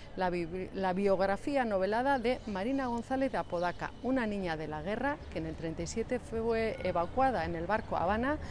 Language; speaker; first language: Spanish; native; Spanish